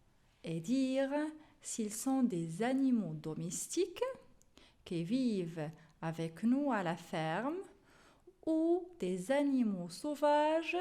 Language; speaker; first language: French; non-native, local second language; Arabic